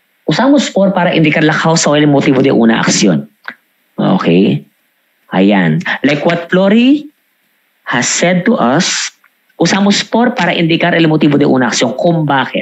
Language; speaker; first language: Spanish; non-native, fluent; Filipino